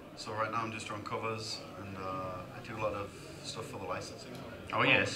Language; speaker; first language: English; native; English